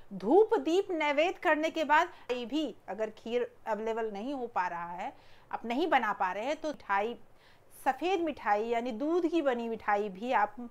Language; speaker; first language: Hindi; native; Hindi